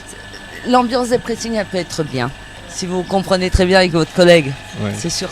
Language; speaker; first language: French; native; French